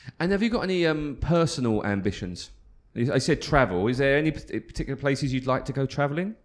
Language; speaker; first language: English; native; English